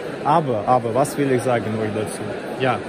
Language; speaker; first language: German; non-native, learner; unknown